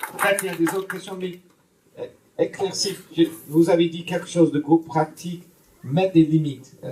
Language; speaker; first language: French; non-native, fluent; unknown